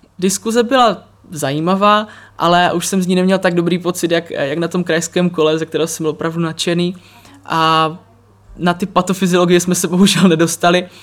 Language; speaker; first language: Czech; native; Czech